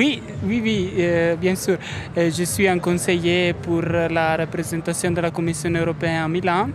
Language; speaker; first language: French; non-native, fluent; Italian